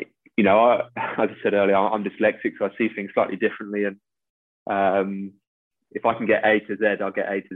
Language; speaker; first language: English; native; English